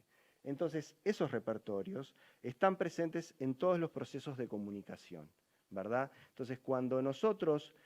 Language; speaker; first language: Spanish; native; Spanish